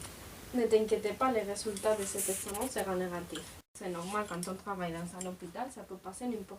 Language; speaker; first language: French; non-native, learner; Spanish